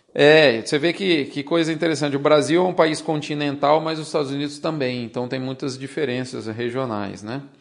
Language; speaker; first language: Portuguese; native; Portuguese